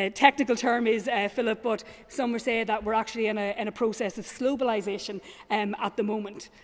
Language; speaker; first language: English; native; English